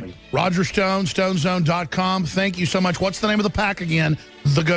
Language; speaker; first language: English; native; English